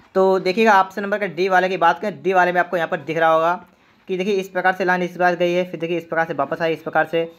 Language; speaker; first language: Hindi; native; Hindi